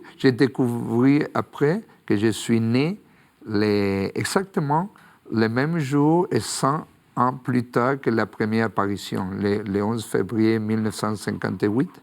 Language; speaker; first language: French; non-native, fluent; Spanish